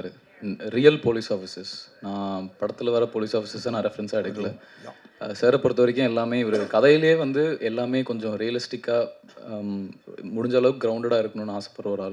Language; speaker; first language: Tamil; native; Tamil